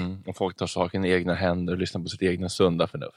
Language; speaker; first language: Swedish; native; Swedish